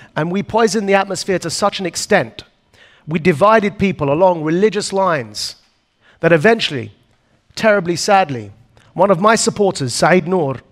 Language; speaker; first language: English; native; English